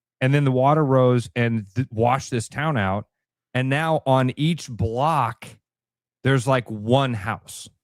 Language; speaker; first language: English; native; English